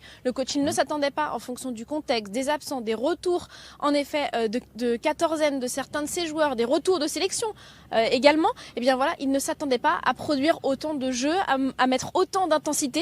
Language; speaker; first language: French; native; French